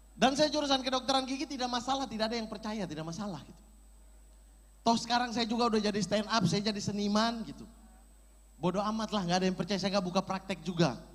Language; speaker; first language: Indonesian; native; Indonesian